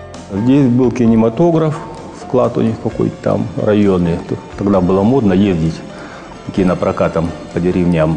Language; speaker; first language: Russian; native; Russian